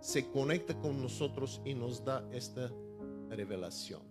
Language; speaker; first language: Spanish; non-native, fluent; Bulgarian